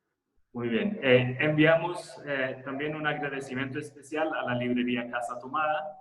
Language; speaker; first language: Spanish; non-native, fluent; Swedish